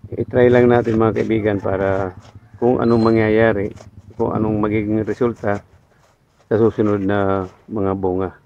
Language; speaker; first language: Filipino; non-native, local second language; Waray